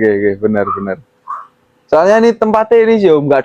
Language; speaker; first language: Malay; non-native, local second language; Javanese